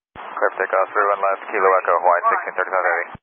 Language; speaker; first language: English; native; English